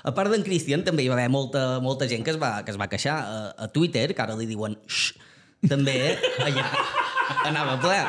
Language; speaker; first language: Catalan; native; Catalan